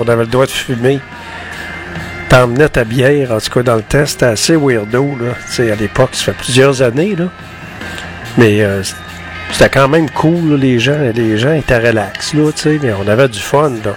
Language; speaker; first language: French; native; French